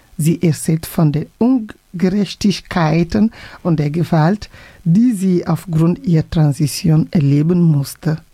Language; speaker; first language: German; non-native, fluent; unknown